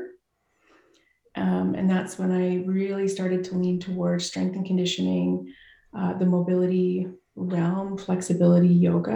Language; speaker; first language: English; native; English